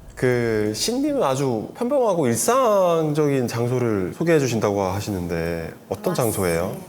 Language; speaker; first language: Korean; non-native, fluent; Finnish